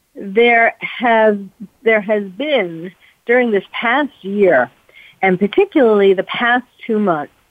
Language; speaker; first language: English; native; English